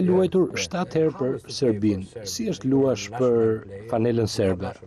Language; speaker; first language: Albanian; native; Albanian